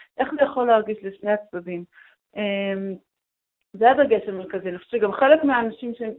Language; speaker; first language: Hebrew; non-native, local second language; Arabic